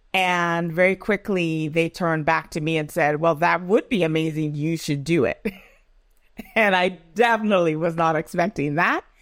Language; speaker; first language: English; non-native, local second language; Yoruba